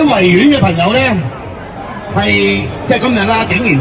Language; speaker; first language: Cantonese; native; Cantonese